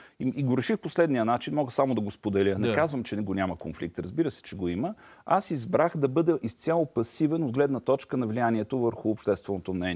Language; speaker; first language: Bulgarian; native; Bulgarian